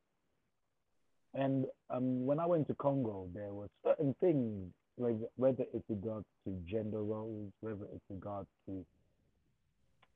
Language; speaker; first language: English; native; English